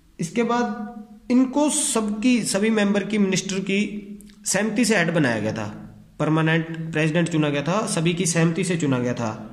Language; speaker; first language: Hindi; non-native, local second language; Punjabi